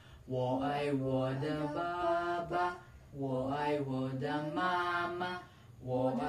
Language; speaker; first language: Chinese; non-native, learner; Cebuano